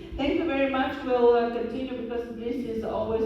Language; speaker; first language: English; non-native, fluent; Bulgarian